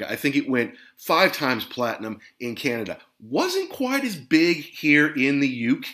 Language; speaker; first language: English; native; English